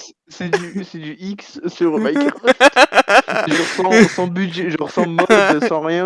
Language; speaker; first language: French; native; French